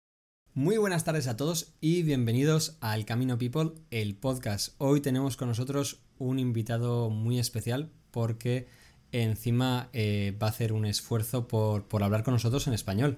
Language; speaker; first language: Spanish; native; Spanish